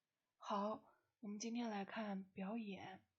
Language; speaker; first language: Chinese; non-native, fluent; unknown